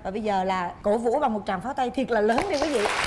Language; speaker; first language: Vietnamese; native; Vietnamese